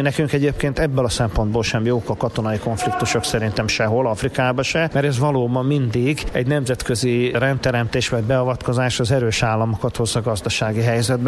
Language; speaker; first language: Hungarian; native; Hungarian